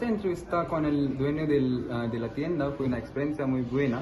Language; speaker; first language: Spanish; non-native, learner; Hindi